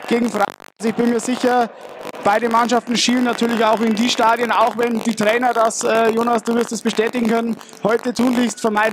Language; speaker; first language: German; native; German